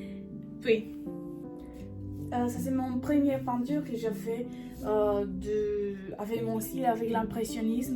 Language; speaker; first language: French; non-native, learner; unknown